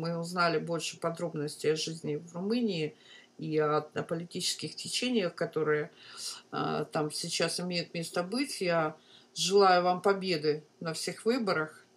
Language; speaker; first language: Russian; native; Russian